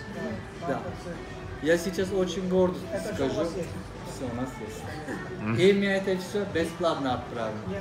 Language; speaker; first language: Russian; non-native, learner; Turkish